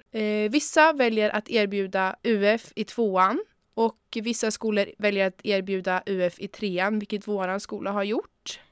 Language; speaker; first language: Swedish; early bilingual, other home language; German